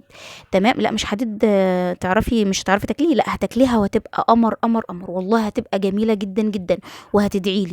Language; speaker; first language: Arabic; native; Arabic